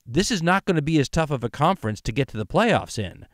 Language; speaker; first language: English; native; English